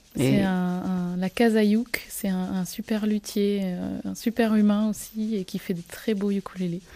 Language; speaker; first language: French; native; French